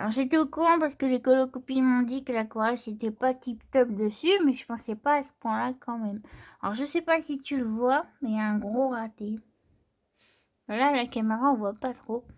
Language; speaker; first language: French; native; French